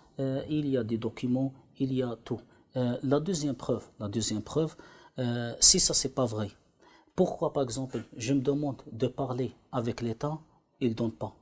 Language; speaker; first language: French; non-native, learner; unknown